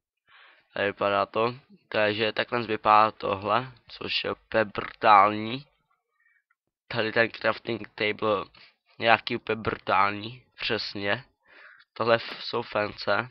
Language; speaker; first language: Czech; native; Czech